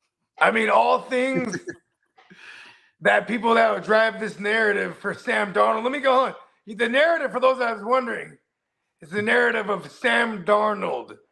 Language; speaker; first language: English; native; English